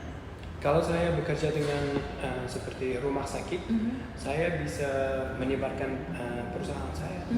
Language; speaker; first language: Indonesian; non-native, learner; Uzbek